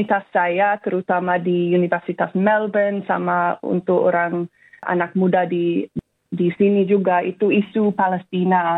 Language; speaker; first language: Indonesian; non-native, fluent; English